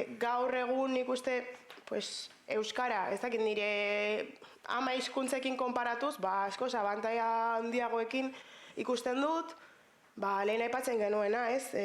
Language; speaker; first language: Basque; early bilingual, other home language; Spanish